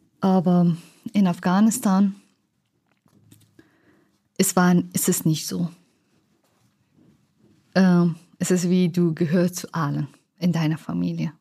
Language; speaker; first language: German; non-native, learner; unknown